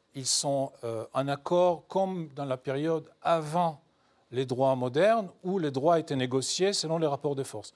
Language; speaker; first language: French; non-native, fluent; Hebrew